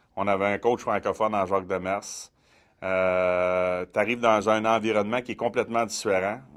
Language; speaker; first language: French; native; French